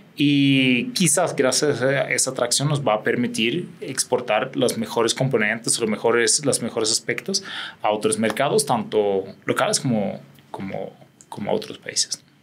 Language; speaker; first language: Spanish; non-native, fluent; Swedish